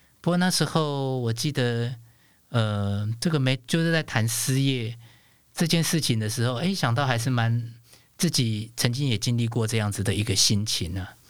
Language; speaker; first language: Chinese; non-native, local second language; Hakka Chinese